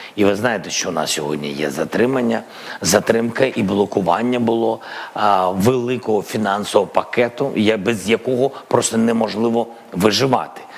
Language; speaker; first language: Ukrainian; non-native, local second language; Russian